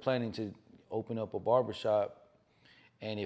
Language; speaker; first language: English; native; English